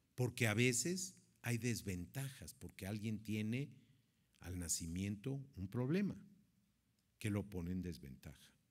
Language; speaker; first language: Spanish; native; Spanish